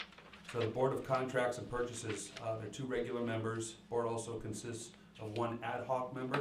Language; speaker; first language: English; native; English